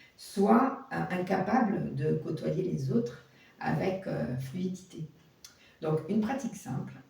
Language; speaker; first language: French; native; French